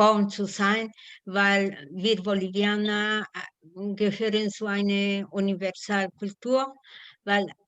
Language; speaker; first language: German; non-native, fluent; Spanish